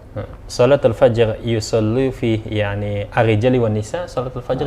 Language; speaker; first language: Arabic; non-native, learner; Indonesian